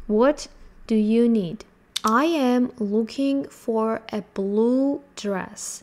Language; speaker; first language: English; non-native, fluent; Georgian